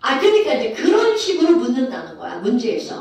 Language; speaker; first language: Korean; native; Korean